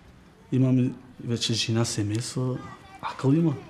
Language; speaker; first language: Bulgarian; non-native, local second language; Turkish